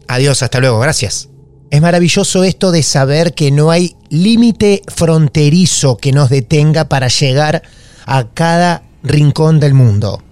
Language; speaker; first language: Spanish; native; Spanish